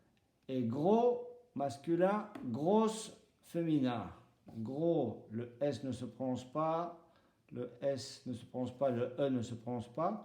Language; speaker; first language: French; non-native, fluent; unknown